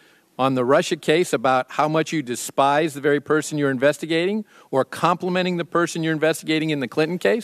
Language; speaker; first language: English; native; English